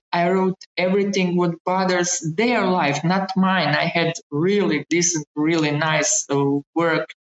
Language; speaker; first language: English; non-native, fluent; Bosnian